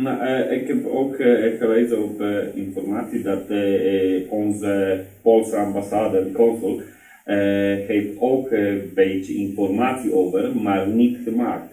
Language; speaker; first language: Dutch; non-native, learner; Polish